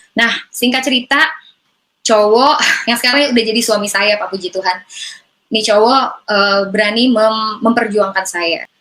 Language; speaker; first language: Indonesian; native; Indonesian